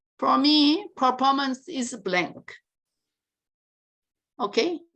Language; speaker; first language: English; non-native, learner; Korean